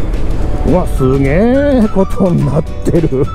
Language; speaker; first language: Japanese; native; Japanese